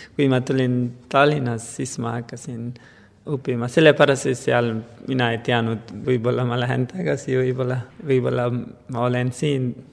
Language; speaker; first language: Estonian; non-native, learner; Persian